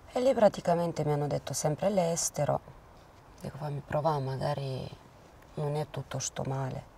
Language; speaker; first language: Italian; non-native, fluent; Romanian